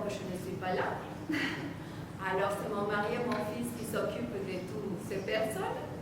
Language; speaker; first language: French; non-native, fluent; Spanish